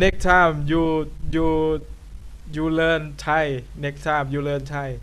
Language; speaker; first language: English; non-native, learner; Thai